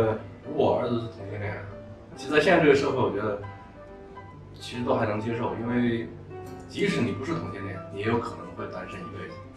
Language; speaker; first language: Chinese; native; Chinese